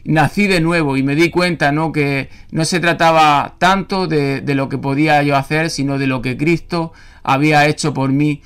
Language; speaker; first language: Spanish; native; Spanish